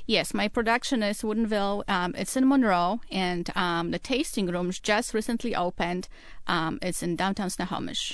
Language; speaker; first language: English; non-native, fluent; Polish